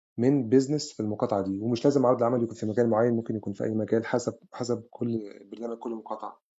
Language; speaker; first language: Arabic; native; Arabic